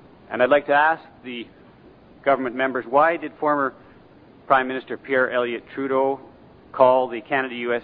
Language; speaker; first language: English; native; English